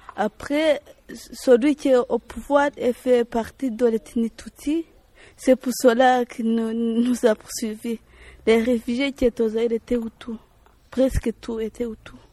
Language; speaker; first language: French; non-native, local second language; Kinyarwanda